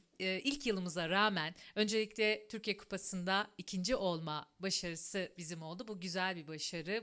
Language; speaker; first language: Turkish; native; Turkish